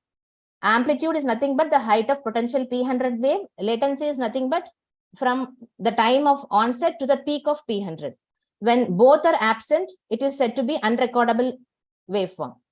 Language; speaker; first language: English; non-native, local second language; Tamil